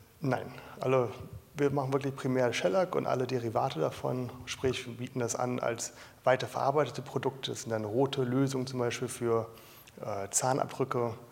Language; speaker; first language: German; native; German